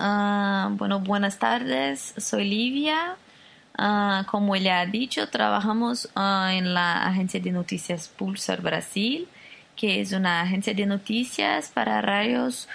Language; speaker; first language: Spanish; non-native, local second language; Portuguese